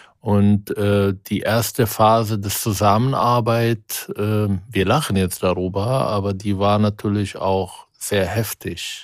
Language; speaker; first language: German; non-native, fluent; Arabic